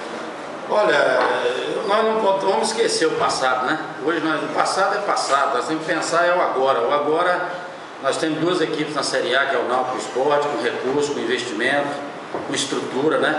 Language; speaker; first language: Portuguese; native; Portuguese